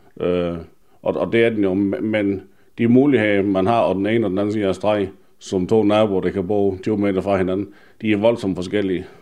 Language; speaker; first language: Danish; native; Danish